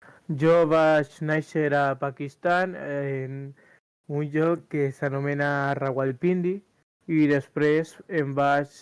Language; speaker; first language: Catalan; early bilingual, other home language; Urdu